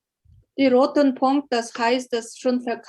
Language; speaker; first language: German; non-native, learner; Uyghur